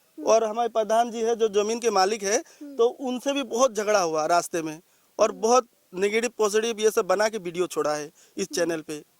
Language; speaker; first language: Hindi; non-native, local second language; Bangla